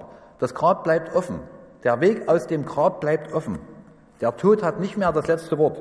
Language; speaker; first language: German; native; German